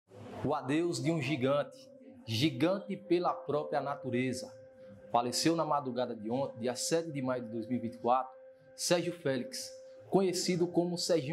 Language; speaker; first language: Portuguese; native; Portuguese